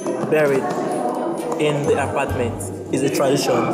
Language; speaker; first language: English; non-native, learner; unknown